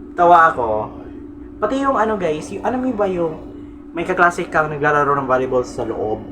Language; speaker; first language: Filipino; non-native, local second language; Cebuano